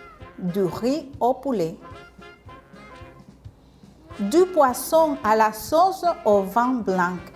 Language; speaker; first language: French; non-native, fluent; Spanish